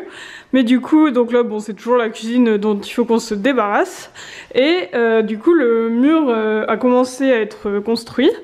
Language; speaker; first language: French; native; French